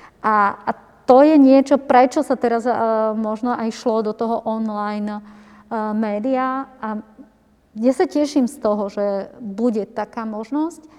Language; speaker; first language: Slovak; native; Slovak